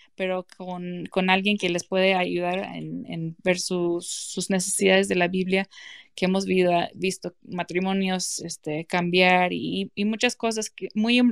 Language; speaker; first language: Spanish; non-native, fluent; English